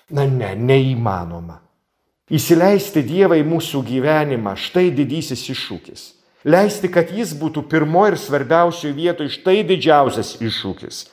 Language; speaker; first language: Lithuanian; native; Lithuanian